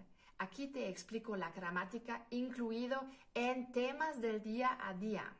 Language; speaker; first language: Spanish; non-native, fluent; German